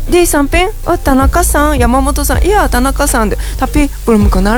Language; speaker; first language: Indonesian; non-native, learner; Japanese